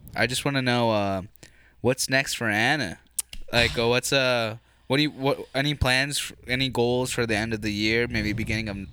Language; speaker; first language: English; native; English